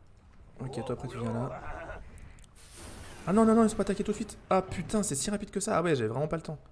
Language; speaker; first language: French; native; French